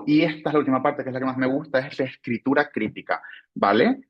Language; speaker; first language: Spanish; native; Spanish